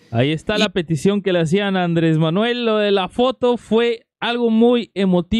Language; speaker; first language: Spanish; native; Spanish